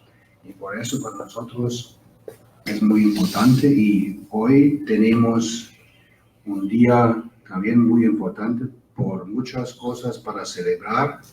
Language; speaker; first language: Spanish; non-native, fluent; German